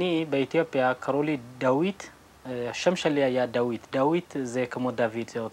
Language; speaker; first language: Hebrew; early bilingual, other home language; Amharic